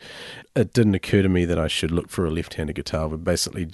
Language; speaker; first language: English; native; English